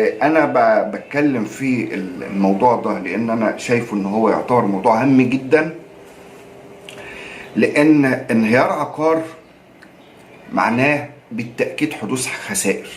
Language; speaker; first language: Arabic; native; Arabic